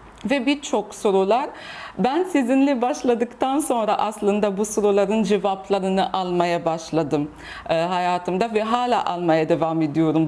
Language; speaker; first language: Turkish; non-native, fluent; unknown